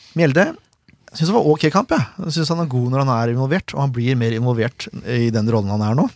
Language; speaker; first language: Norwegian; native; Norwegian